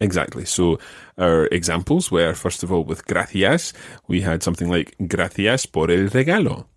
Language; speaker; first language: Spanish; non-native, fluent; English